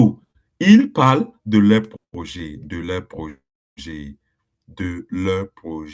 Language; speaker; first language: French; non-native, fluent; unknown